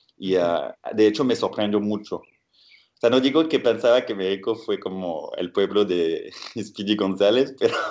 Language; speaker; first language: Spanish; non-native, fluent; French